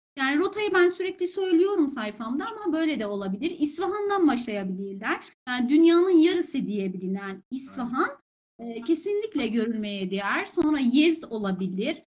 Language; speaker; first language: Turkish; non-native, fluent; Persian